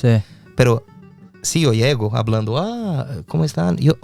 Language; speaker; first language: Spanish; non-native, fluent; English